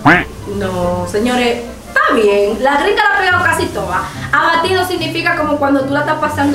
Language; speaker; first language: Spanish; native; Spanish